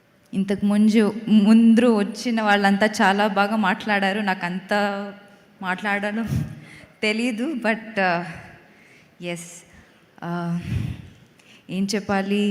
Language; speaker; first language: Telugu; non-native, fluent; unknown